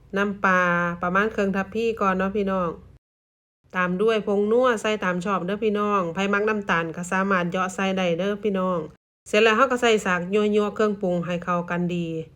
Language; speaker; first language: Thai; native; Thai